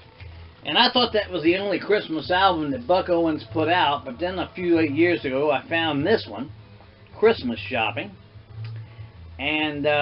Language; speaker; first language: English; native; English